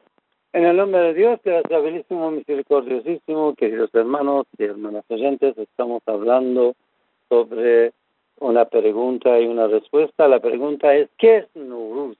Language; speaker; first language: Spanish; non-native, fluent; Persian